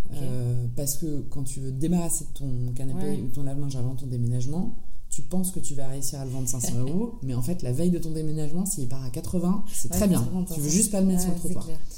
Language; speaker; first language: French; native; French